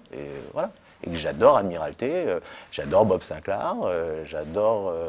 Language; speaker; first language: French; native; French